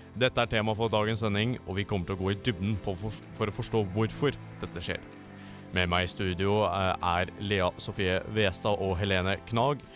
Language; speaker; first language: Norwegian; native; Norwegian